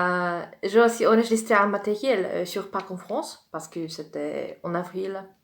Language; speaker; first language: French; non-native, fluent; Polish